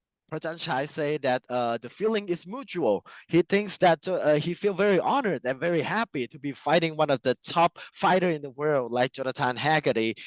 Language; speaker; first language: English; non-native, fluent; Thai